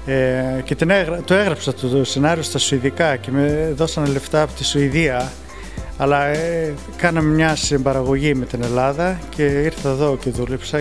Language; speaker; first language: Greek; early bilingual, heritage; Greek